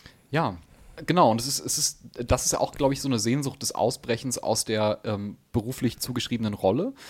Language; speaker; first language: German; native; German